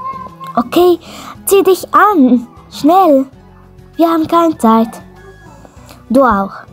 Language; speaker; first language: German; non-native, learner; Arabic